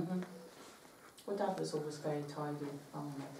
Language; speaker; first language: English; native; English